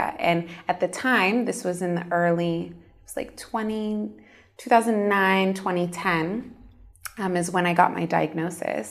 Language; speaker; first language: English; native; English